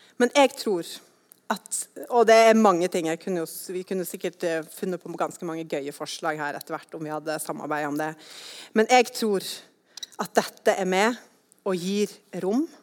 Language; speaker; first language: Norwegian; native; Norwegian